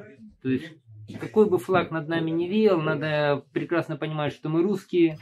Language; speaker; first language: Russian; native; Russian